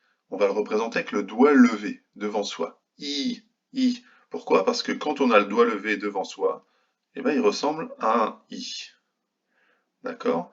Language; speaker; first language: French; native; French